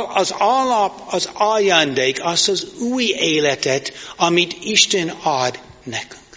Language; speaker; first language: Hungarian; non-native, fluent; English